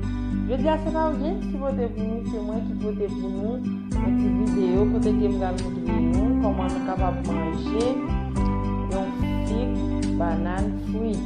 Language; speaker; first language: French; non-native, learner; Haitian Creole